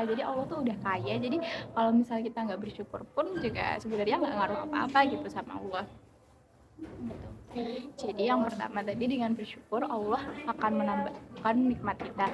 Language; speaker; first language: Indonesian; native; Indonesian